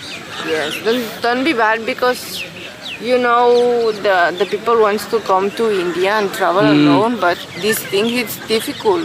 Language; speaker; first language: English; non-native, learner; Spanish